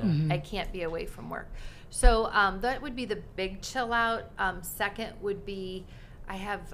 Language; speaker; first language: English; native; English